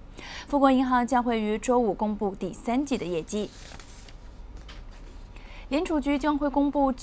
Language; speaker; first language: Chinese; non-native, local second language; Cantonese